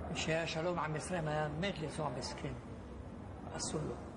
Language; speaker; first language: Hebrew; non-native, fluent; Arabic